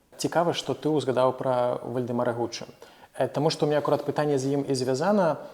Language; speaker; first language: Belarusian; non-native, local second language; Russian